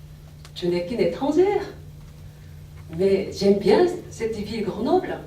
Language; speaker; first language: French; non-native, fluent; Korean